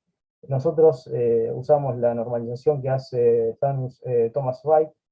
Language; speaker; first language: Spanish; native; Spanish